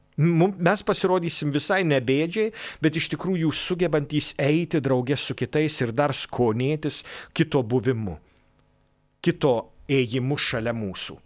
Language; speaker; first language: Lithuanian; native; Lithuanian